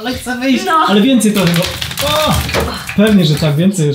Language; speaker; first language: Polish; native; Polish